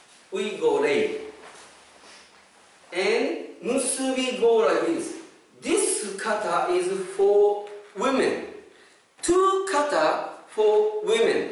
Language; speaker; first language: English; non-native, fluent; Japanese